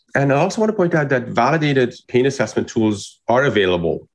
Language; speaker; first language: English; non-native, fluent; Persian